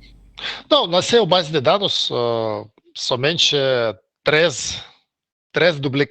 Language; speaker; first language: Portuguese; non-native, learner; Russian